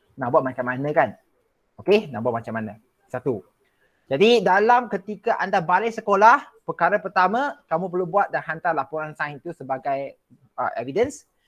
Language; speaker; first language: Malay; non-native, local second language; Chinese